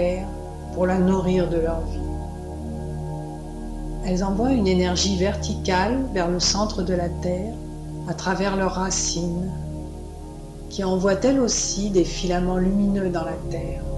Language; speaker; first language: French; native; French